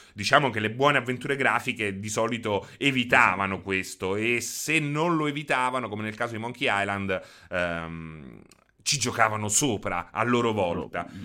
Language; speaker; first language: Italian; native; Italian